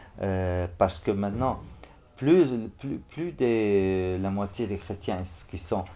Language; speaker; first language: French; non-native, fluent; Arabic